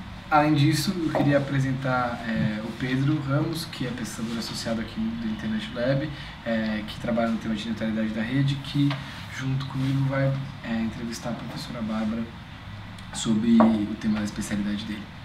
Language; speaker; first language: Portuguese; native; Portuguese